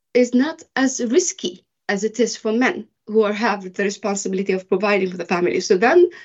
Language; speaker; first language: English; early bilingual, other home language; Arabic